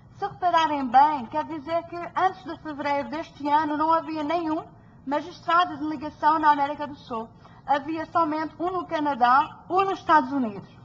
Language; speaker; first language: Portuguese; early bilingual, heritage; Portuguese